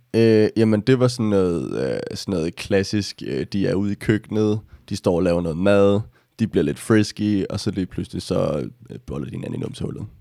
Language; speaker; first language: Danish; native; Danish